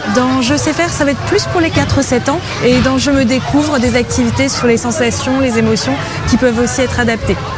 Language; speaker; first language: French; native; French